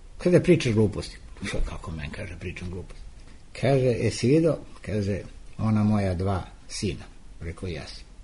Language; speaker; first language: Serbian; native; Serbian